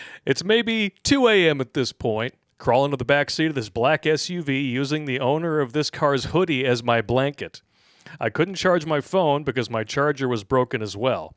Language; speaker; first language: English; native; English